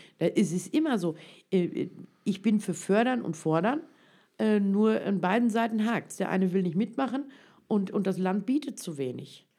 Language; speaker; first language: German; early bilingual, other home language; Turkish